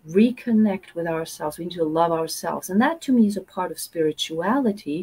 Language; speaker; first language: English; non-native, fluent; German